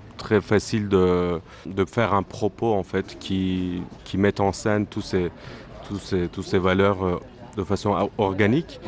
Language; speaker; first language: French; non-native, fluent; Turkish